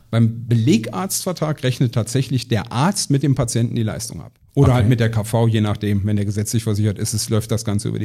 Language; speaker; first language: German; native; German